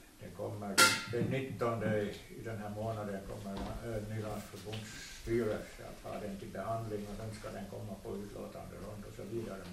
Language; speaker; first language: Swedish; native; Swedish